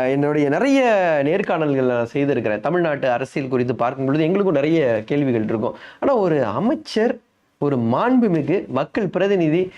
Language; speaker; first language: Tamil; native; Tamil